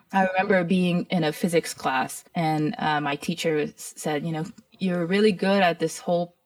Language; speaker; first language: English; early bilingual, other home language; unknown